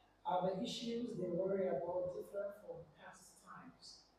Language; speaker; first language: English; non-native, fluent; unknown